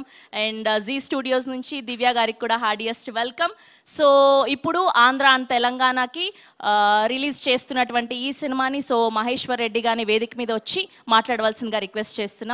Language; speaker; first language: Telugu; native; Telugu